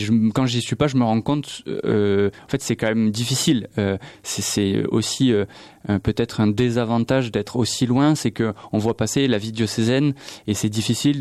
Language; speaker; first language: French; native; French